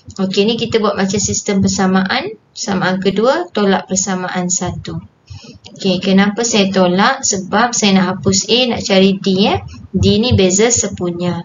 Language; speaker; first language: Malay; native; Malay